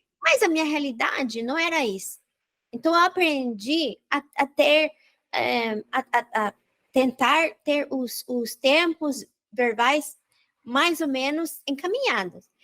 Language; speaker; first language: Portuguese; non-native, fluent; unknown